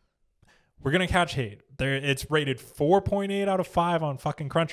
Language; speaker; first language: English; native; English